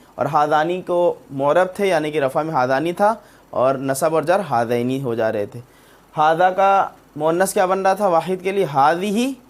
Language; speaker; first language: Urdu; native; Urdu